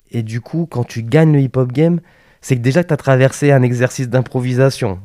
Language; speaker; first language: French; native; French